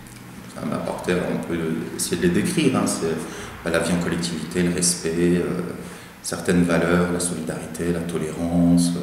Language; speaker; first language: French; native; French